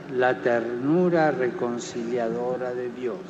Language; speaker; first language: Spanish; native; Spanish